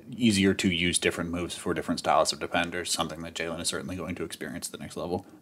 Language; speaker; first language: English; native; English